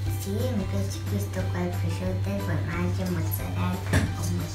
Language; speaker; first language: Italian; early bilingual, other home language; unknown